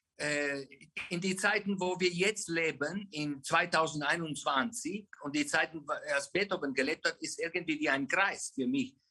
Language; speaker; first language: German; non-native, fluent; Afrikaans